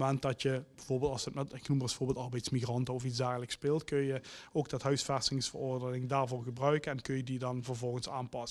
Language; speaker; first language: Dutch; native; Dutch